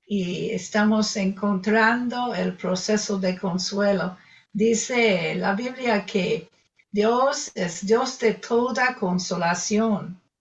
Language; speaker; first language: Spanish; non-native, fluent; English